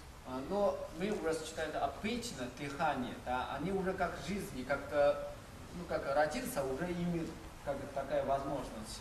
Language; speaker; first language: Russian; non-native, learner; Chinese